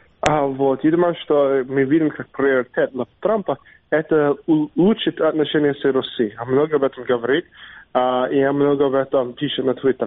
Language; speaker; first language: Russian; non-native, fluent; English